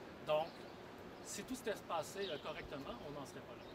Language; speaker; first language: French; native; French